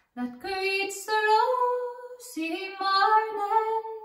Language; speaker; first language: English; native; English